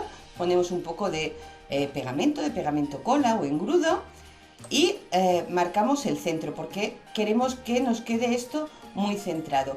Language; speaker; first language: Spanish; native; Spanish